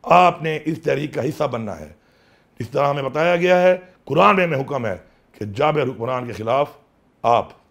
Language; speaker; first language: Urdu; non-native, local second language; Pashto